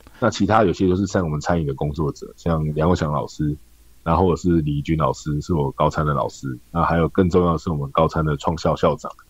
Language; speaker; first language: Chinese; native; Chinese